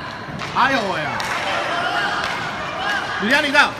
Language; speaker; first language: Chinese; native; Chinese